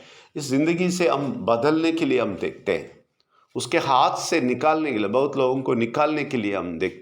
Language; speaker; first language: Hindi; non-native, local second language; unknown